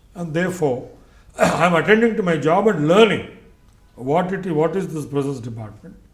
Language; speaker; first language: English; non-native, local second language; Telugu